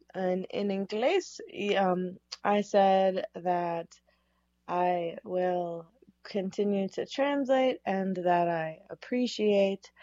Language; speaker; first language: English; native; English